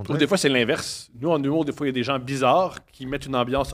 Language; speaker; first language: French; native; French